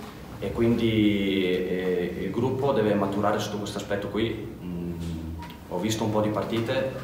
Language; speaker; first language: Italian; native; Italian